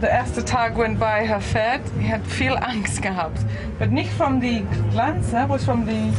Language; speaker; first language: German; non-native, learner; English